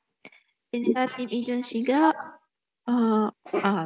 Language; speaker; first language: Korean; non-native, learner; Indonesian